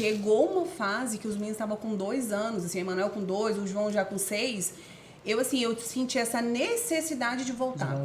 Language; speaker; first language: Portuguese; native; Portuguese